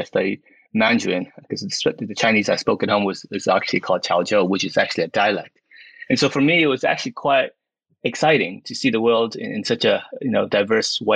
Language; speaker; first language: English; early bilingual, other home language; Min Nan Chinese